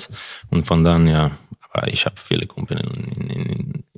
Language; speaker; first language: German; non-native, learner; Croatian